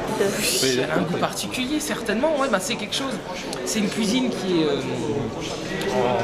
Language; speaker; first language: French; native; French